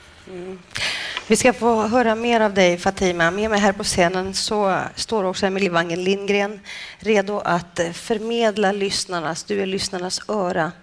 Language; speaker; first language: Swedish; native; Swedish